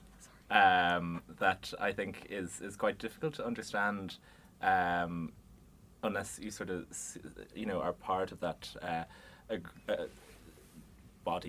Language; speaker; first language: English; native; English